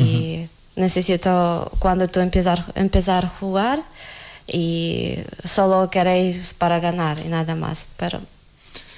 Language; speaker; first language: Spanish; non-native, learner; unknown